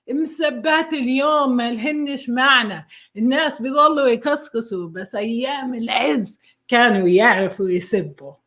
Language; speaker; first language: Arabic; early bilingual, heritage; Arabic